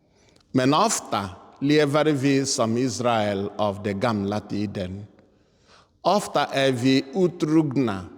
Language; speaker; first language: Swedish; non-native, fluent; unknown